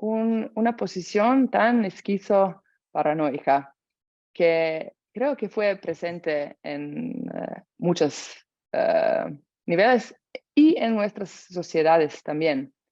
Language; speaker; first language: Spanish; non-native, fluent; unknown